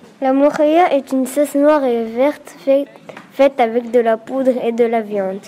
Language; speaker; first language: French; non-native, learner; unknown